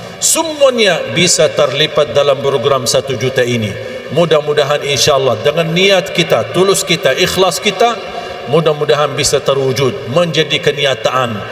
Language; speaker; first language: Malay; non-native, fluent; Arabic